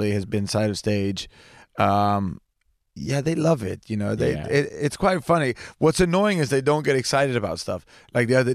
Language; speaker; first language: English; native; English